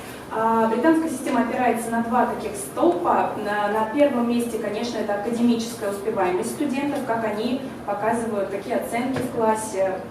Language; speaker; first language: Russian; native; Russian